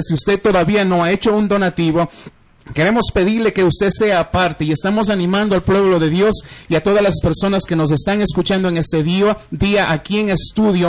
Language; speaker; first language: Spanish; native; Spanish